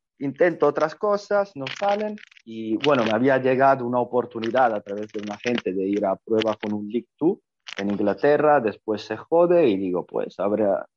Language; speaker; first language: Spanish; non-native, fluent; Italian